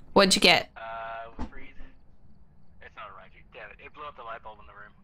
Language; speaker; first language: English; non-native, fluent; Russian